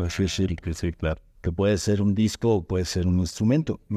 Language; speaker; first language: Spanish; native; Spanish